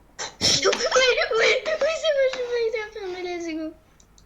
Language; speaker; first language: French; native; French